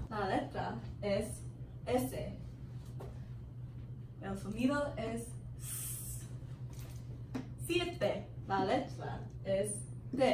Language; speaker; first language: Spanish; non-native, learner; English